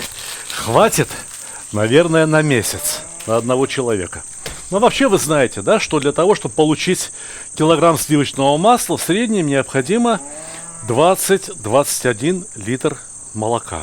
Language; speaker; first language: Russian; native; Russian